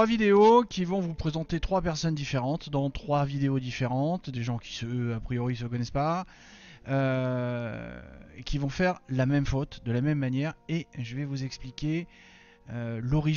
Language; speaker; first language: French; native; French